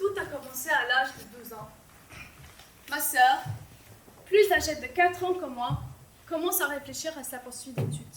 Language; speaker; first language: French; non-native, fluent; Albanian